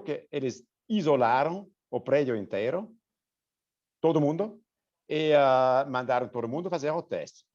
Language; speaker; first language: Portuguese; non-native, fluent; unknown